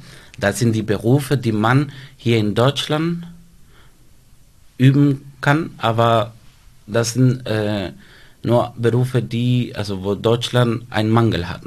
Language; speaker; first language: German; non-native, fluent; Spanish